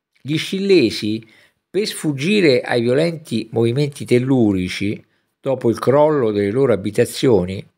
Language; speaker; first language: Italian; native; Italian